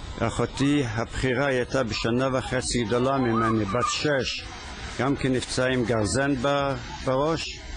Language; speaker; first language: Hebrew; early bilingual, other home language; Yiddish